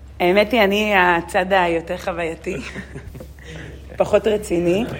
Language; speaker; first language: Hebrew; non-native, learner; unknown